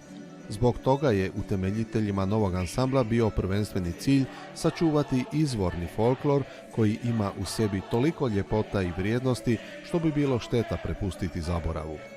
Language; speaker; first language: Bosnian; native; Bosnian